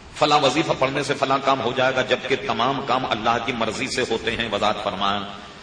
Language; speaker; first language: Urdu; native; Urdu